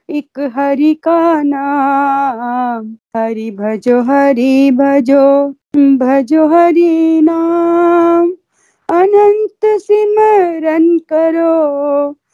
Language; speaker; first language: Hindi; native; Hindi